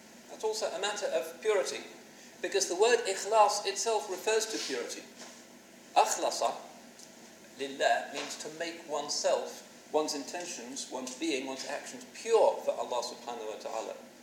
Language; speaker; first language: English; native; English